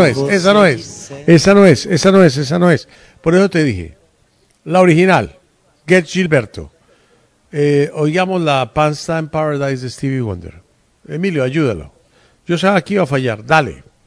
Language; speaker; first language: Spanish; native; Spanish